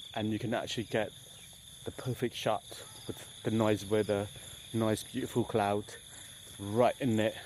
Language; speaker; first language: English; non-native, fluent; Khmer